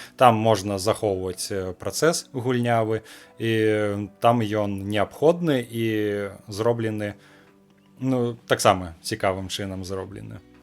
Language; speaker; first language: Belarusian; non-native, local second language; Russian